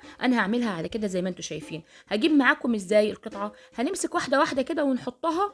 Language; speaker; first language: Arabic; native; Arabic